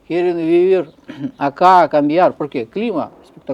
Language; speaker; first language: Spanish; non-native, fluent; Russian